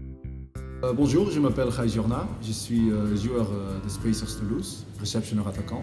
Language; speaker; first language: French; non-native, learner; Dutch